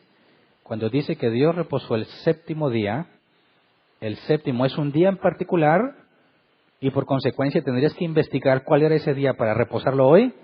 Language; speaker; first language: Spanish; native; Spanish